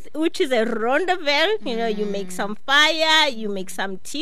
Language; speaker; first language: English; non-native, fluent; Xhosa